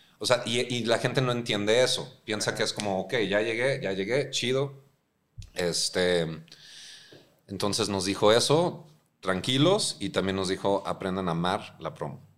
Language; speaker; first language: Spanish; early bilingual, heritage; Spanish